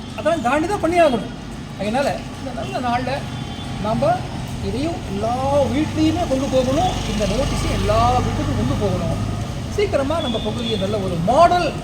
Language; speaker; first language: Tamil; non-native, local second language; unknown